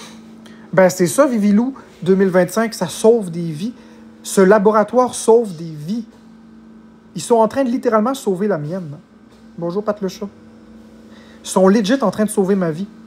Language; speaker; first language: French; native; French